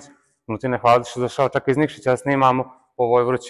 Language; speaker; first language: Bosnian; native; Bosnian